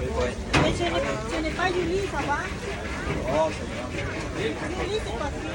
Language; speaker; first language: French; non-native, learner; Thai